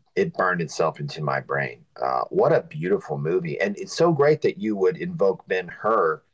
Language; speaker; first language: English; native; English